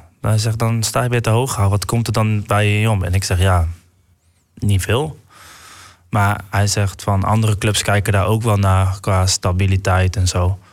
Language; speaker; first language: Dutch; native; Dutch